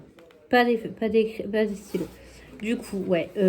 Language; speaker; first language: French; native; French